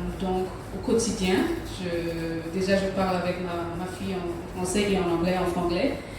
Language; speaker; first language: French; early bilingual, heritage; English